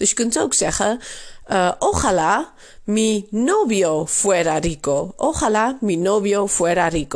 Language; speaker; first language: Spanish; non-native, fluent; Dutch